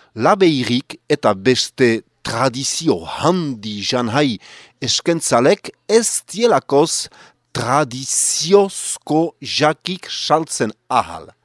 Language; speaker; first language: Basque; native; Basque